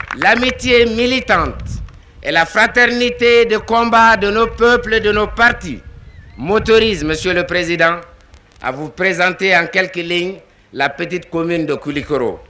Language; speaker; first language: French; non-native, local second language; Bambara